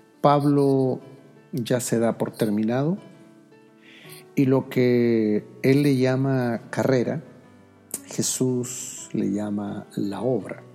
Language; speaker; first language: Spanish; native; Spanish